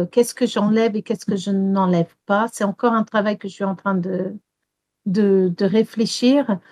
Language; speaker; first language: French; early bilingual, heritage; French